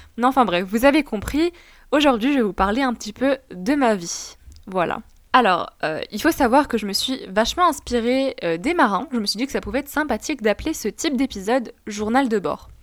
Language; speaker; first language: French; non-native, local second language; Arabic